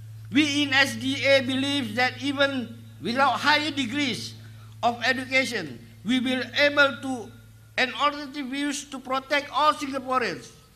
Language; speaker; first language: English; non-native, local second language; Malay